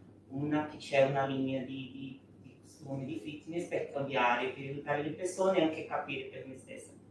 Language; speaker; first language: Italian; non-native, fluent; Portuguese